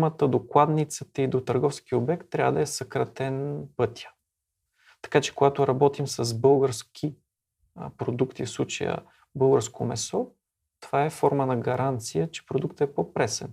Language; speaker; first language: Bulgarian; native; Bulgarian